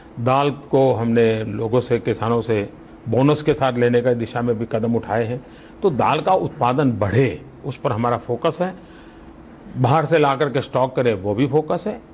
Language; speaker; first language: Hindi; non-native, local second language; Gujarati